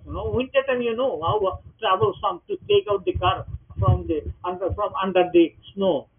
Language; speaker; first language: English; non-native, local second language; Bangla